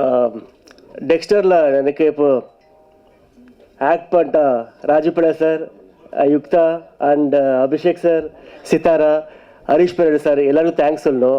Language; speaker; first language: Tamil; non-native, learner; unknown